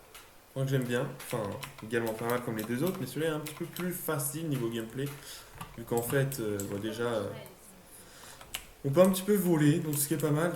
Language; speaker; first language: French; native; French